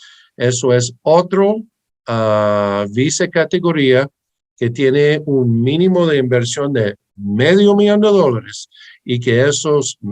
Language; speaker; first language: Spanish; early bilingual, heritage; English